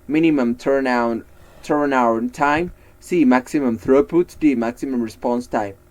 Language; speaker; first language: English; non-native, local second language; Amharic